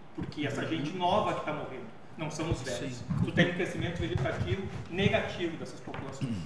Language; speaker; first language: Portuguese; native; Portuguese